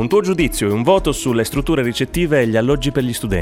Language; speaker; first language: Italian; native; Italian